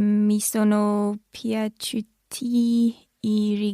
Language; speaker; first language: Italian; non-native, learner; English